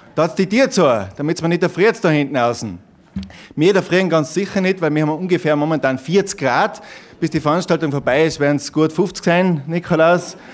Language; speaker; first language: German; native; German